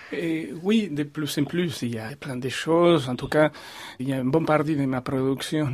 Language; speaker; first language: French; non-native, fluent; Spanish